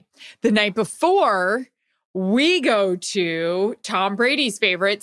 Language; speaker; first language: English; native; English